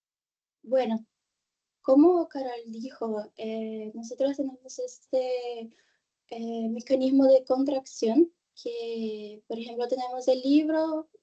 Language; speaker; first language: Spanish; non-native, fluent; Portuguese